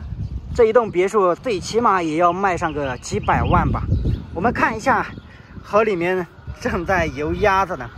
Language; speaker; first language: Chinese; native; Chinese